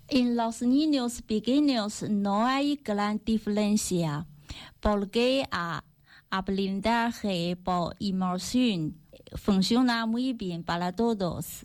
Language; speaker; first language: Spanish; non-native, learner; Chinese